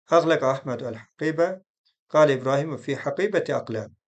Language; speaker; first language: Arabic; non-native, fluent; Turkish